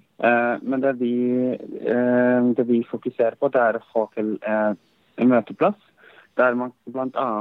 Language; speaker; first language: Norwegian; early bilingual, other home language; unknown